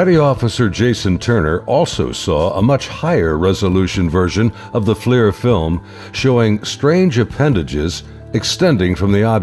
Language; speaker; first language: English; native; English